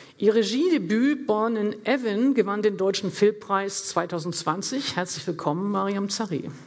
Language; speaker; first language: German; native; German